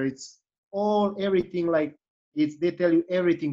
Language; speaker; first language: English; non-native, fluent; Serbian